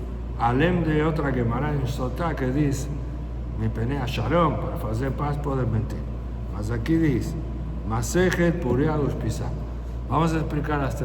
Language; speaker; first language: Portuguese; non-native, fluent; Spanish